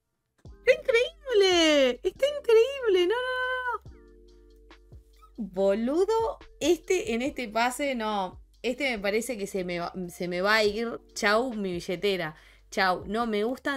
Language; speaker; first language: Spanish; native; Spanish